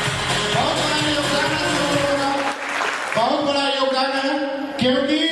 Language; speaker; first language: Hindi; native; Hindi